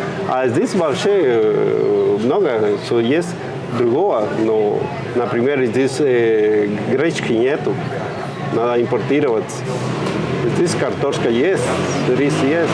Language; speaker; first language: Russian; non-native, fluent; Spanish